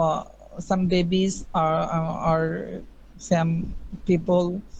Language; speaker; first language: English; non-native, learner; Bangla